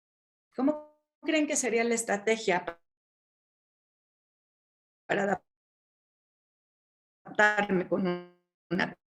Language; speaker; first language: Spanish; native; Spanish